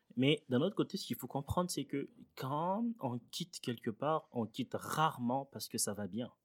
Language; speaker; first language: French; early bilingual, other home language; Swahili